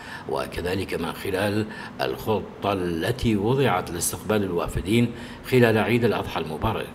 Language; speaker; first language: Arabic; non-native, local second language; Kurdish